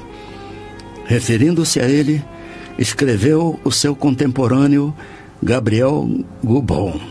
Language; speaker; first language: Portuguese; native; Portuguese